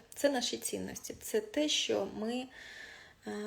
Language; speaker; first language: Ukrainian; non-native, local second language; Russian